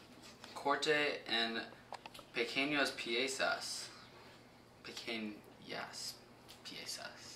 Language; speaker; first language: Spanish; non-native, learner; English